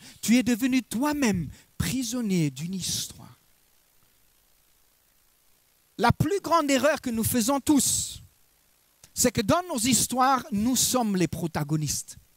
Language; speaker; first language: French; native; French